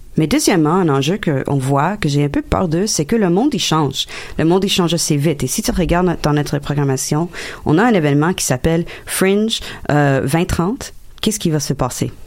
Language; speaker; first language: French; non-native, local second language; English